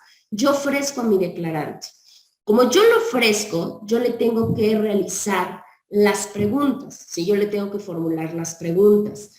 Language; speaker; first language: Spanish; native; Spanish